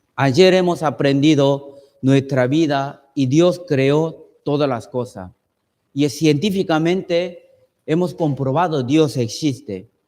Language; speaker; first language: Spanish; non-native, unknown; Chinese